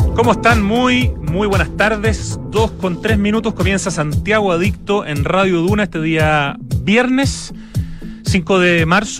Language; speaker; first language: Spanish; native; Spanish